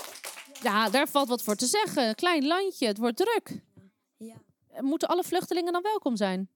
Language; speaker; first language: Dutch; native; Dutch